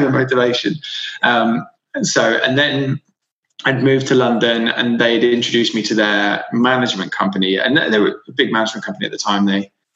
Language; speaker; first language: English; native; English